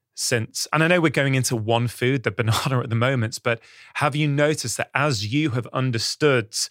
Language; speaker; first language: English; early bilingual, other home language; Hindi